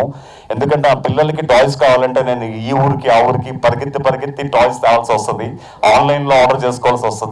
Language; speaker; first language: Telugu; native; Telugu